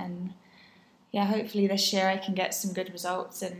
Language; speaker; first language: English; native; English